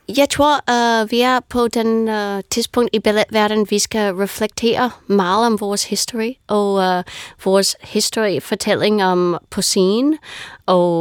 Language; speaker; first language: Danish; non-native, fluent; English